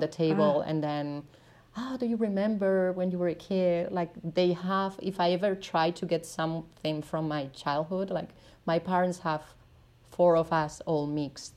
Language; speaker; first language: English; non-native, fluent; Spanish